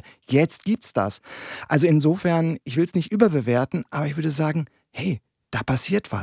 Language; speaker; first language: German; native; German